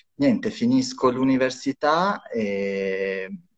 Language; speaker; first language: Italian; non-native, fluent; Albanian